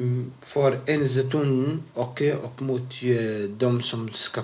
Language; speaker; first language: Swedish; non-native, local second language; Arabic